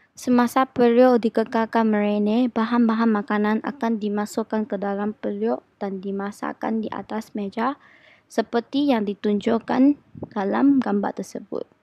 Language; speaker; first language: Malay; non-native, local second language; Chinese